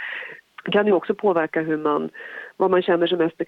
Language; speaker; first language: Swedish; native; Swedish